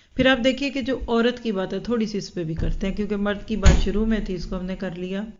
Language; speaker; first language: Urdu; native; Urdu